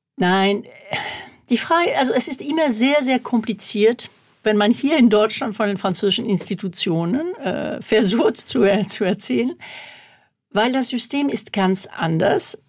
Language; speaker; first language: German; non-native, fluent; French